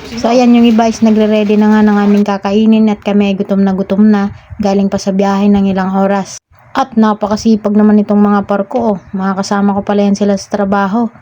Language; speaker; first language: Filipino; non-native, local second language; Cebuano